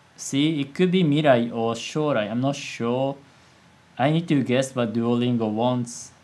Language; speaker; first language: English; non-native, fluent; Japanese